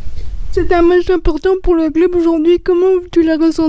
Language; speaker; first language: French; native; French